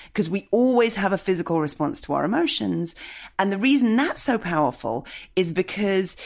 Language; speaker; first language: English; native; English